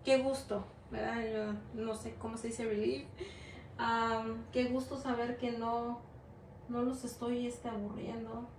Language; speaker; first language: Spanish; early bilingual, heritage; Spanish